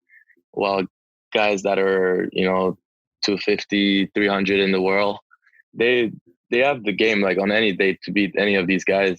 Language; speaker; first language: English; non-native, local second language; French